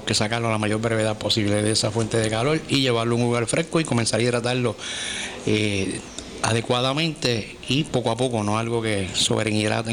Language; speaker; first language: Spanish; native; Spanish